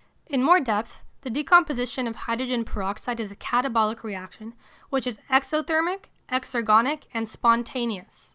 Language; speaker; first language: English; native; English